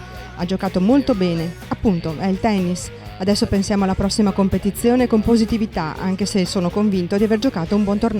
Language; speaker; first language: Italian; native; Italian